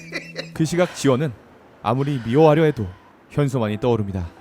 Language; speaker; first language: Korean; native; Korean